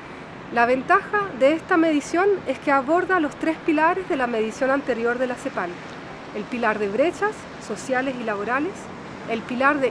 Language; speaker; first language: Spanish; native; Spanish